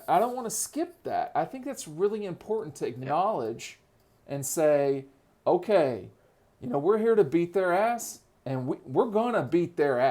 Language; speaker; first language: English; native; English